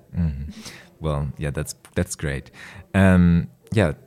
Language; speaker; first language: English; non-native, fluent; German